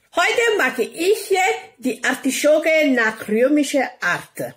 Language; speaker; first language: German; non-native, learner; Italian